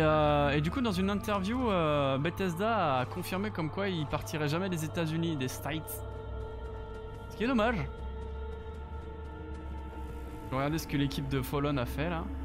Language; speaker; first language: French; native; French